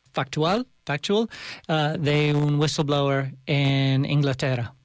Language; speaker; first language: Spanish; non-native, learner; English